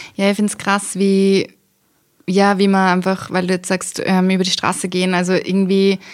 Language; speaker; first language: German; native; German